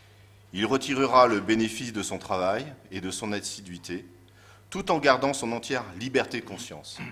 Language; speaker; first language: French; native; French